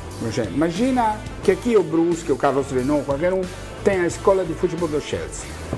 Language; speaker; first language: Portuguese; non-native, fluent; Italian